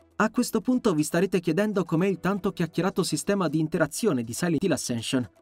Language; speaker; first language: Italian; native; Italian